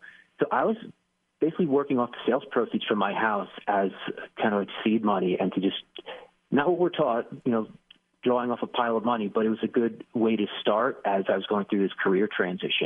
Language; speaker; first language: English; native; English